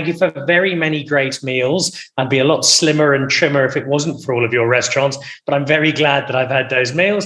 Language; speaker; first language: English; native; English